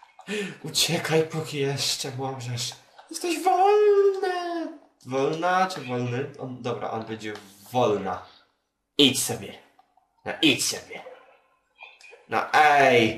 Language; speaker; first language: Polish; native; Polish